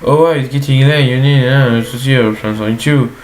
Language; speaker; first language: English; non-native, learner; French